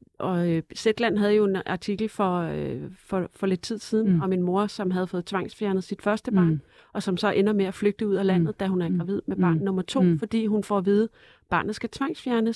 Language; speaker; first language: Danish; native; Danish